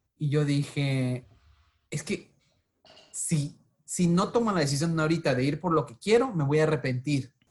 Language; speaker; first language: Spanish; native; Spanish